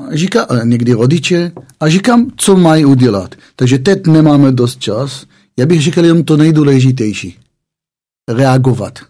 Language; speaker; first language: Czech; non-native, fluent; Hebrew